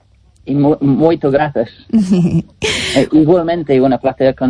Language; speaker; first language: Spanish; non-native, learner; English